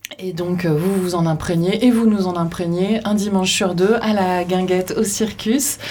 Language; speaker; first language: French; native; French